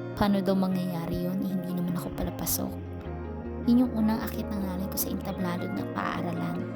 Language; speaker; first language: Filipino; native; Filipino